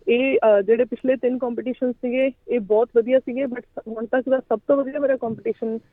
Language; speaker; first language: Punjabi; native; Punjabi